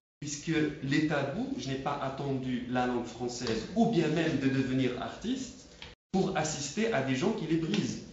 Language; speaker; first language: French; non-native, local second language; Arabic